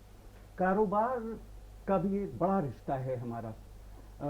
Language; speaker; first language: Urdu; native; Urdu